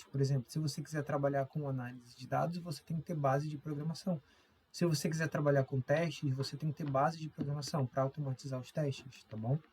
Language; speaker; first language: Portuguese; native; Portuguese